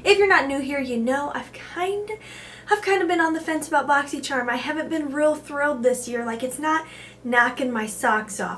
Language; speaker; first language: English; native; English